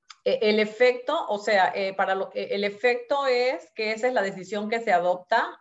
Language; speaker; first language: Spanish; native; Spanish